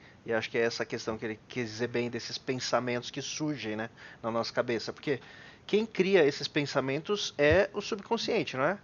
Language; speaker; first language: Portuguese; native; Portuguese